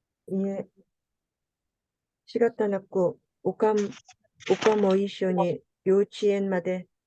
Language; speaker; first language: Japanese; non-native, learner; Korean